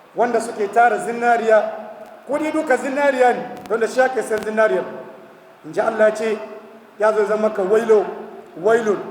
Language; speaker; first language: Hausa; native; Hausa